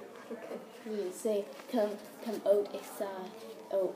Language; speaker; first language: French; non-native, learner; English